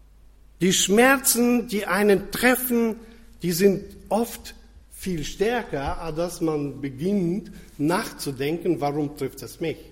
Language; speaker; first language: German; non-native, fluent; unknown